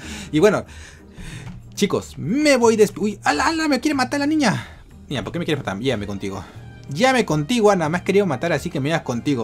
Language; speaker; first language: Spanish; native; Spanish